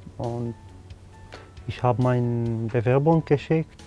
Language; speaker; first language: German; non-native, learner; Arabic